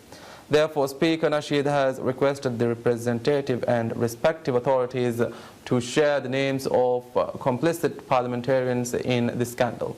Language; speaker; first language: English; non-native, local second language; Divehi